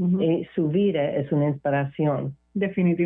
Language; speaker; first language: Spanish; non-native, learner; English